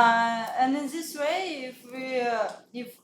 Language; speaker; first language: English; non-native, learner; Russian